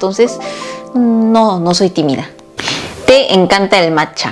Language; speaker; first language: Spanish; early bilingual, other home language; Korean